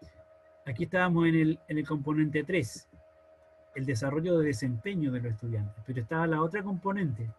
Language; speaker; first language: Spanish; native; Spanish